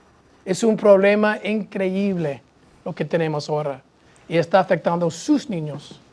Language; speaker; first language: Spanish; non-native, fluent; English